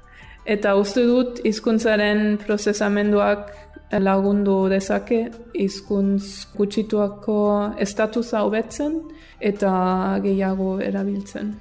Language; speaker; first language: Basque; non-native, fluent; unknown